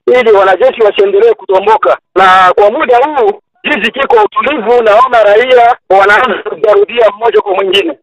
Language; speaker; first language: Swahili; native; Swahili